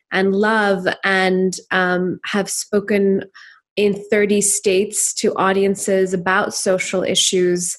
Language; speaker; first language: English; non-native, local second language; Urdu